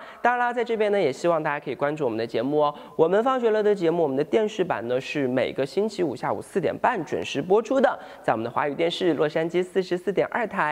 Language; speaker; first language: Chinese; native; Chinese